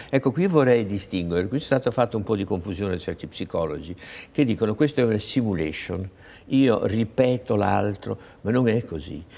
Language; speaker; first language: Italian; native; Italian